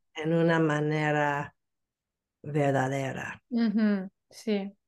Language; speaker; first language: Spanish; non-native, learner; English